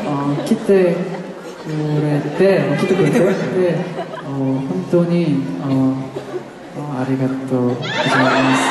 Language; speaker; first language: Japanese; non-native, learner; Korean